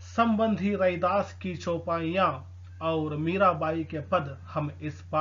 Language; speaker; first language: Hindi; non-native, local second language; Telugu